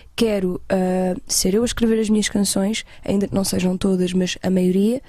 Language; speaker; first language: Portuguese; native; Portuguese